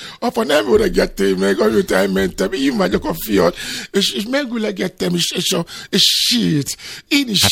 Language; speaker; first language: Hungarian; non-native, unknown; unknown